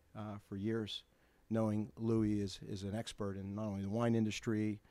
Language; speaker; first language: English; native; English